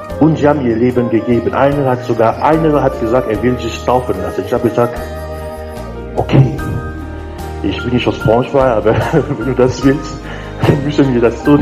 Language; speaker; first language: German; non-native, learner; French